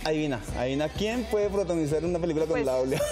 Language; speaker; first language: Spanish; native; Spanish